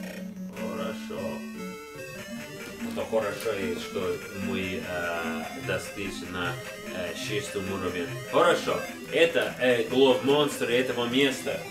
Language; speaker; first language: Russian; non-native, learner; English